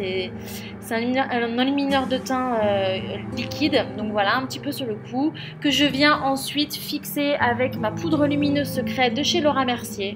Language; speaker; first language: French; native; French